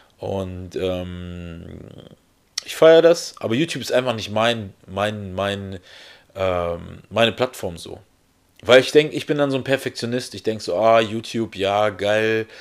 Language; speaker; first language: German; early bilingual, other home language; Russian